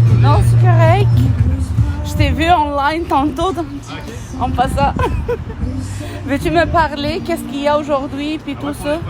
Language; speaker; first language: French; non-native, fluent; Arabic